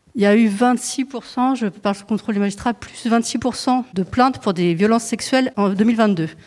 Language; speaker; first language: French; native; French